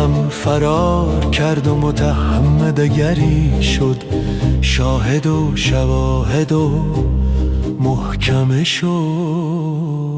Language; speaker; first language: Persian; native; Persian